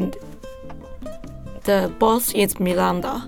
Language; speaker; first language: English; non-native, learner; Japanese